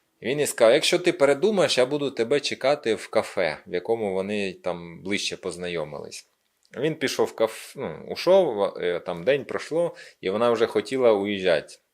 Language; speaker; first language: Ukrainian; non-native, local second language; Russian